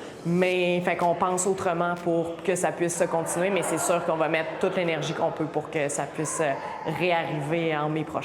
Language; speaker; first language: French; native; French